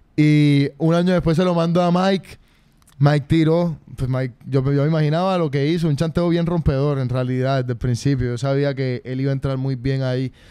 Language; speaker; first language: Spanish; native; Spanish